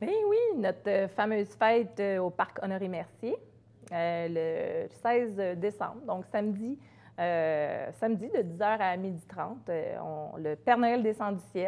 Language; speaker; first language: French; native; French